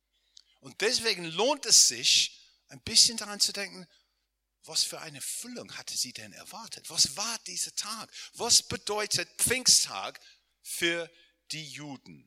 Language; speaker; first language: German; non-native, fluent; English